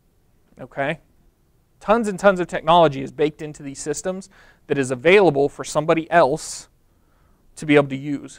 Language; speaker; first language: English; native; English